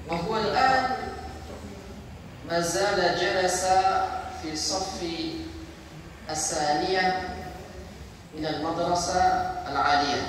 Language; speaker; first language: Arabic; non-native, fluent; Indonesian